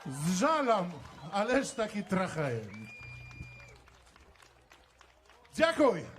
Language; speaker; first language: Polish; non-native, learner; Belarusian